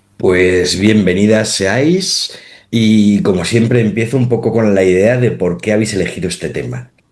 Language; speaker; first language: Spanish; native; Spanish